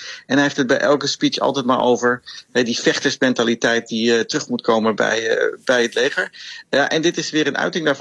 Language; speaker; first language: Dutch; native; Dutch